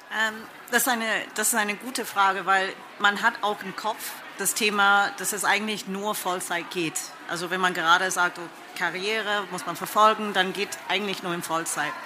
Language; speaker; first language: German; non-native, fluent; English